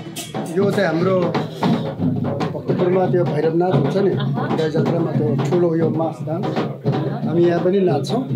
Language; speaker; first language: Nepali; non-native, local second language; Newari